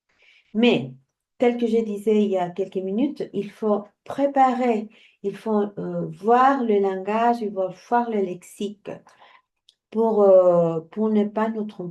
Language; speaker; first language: French; non-native, fluent; Spanish